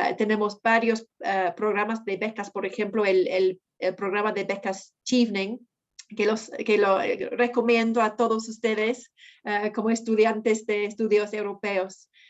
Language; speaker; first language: Spanish; non-native, fluent; English